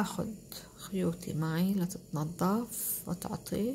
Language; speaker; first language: Arabic; native; Arabic